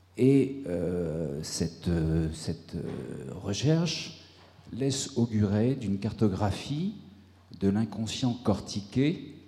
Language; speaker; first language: French; native; French